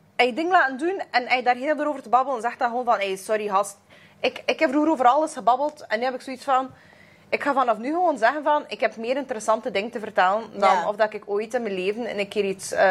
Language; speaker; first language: Dutch; native; Dutch